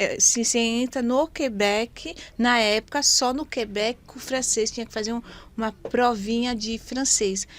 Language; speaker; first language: Portuguese; non-native, fluent; French